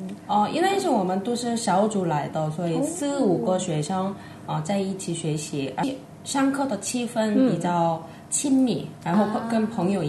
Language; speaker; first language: Chinese; non-native, fluent; Korean